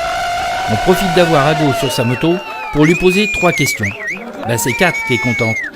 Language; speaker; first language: French; native; French